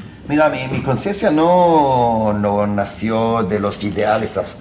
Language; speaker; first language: Spanish; non-native, fluent; Hebrew